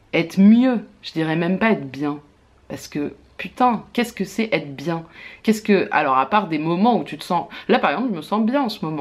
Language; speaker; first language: French; native; French